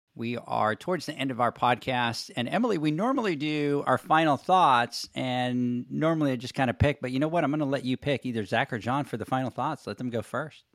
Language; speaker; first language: English; non-native, local second language; Spanish